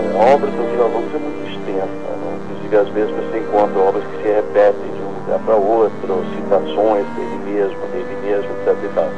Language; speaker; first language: Portuguese; non-native, fluent; English